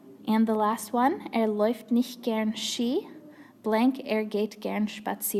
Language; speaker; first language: German; non-native, fluent; English